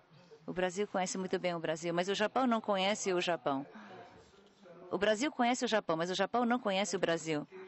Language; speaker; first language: Portuguese; non-native, learner; Japanese